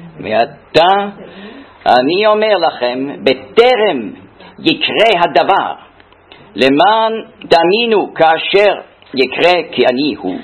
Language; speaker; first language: Hebrew; non-native, fluent; German